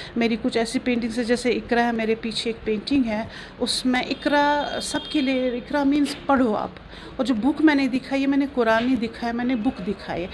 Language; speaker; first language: Urdu; non-native, local second language; Kashmiri